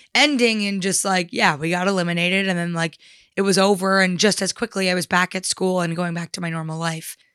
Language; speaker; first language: English; native; English